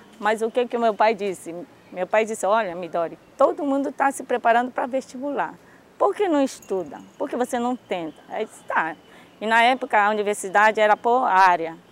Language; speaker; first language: Portuguese; early bilingual, other home language; Japanese